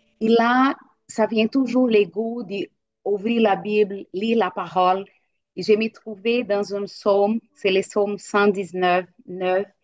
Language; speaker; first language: French; non-native, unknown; Portuguese